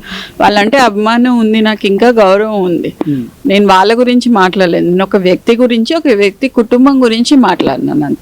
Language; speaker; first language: Telugu; native; Telugu